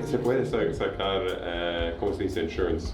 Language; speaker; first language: Spanish; non-native, learner; English